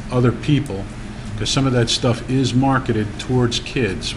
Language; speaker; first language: English; early bilingual, other home language; Italian